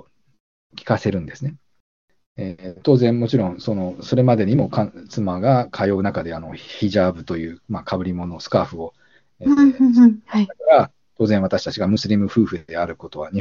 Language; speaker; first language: Japanese; native; Japanese